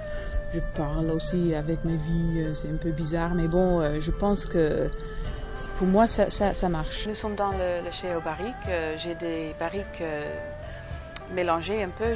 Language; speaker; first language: French; non-native, fluent; English